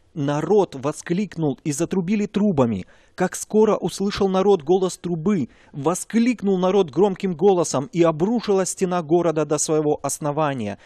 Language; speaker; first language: Russian; native; Russian